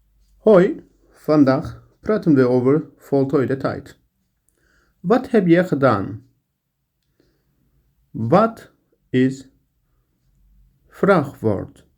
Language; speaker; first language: Dutch; non-native, learner; Turkish